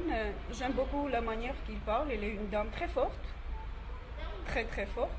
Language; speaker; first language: French; non-native, learner; Armenian